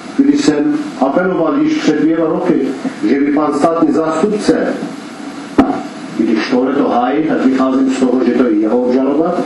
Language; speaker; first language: Czech; non-native, fluent; Kurdish